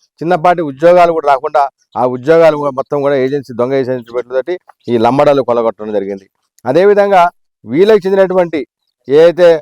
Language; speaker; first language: Telugu; native; Telugu